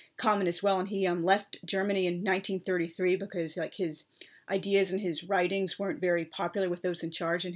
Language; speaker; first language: English; native; English